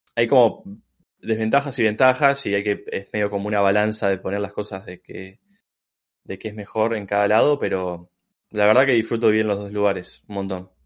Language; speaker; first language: Spanish; native; Spanish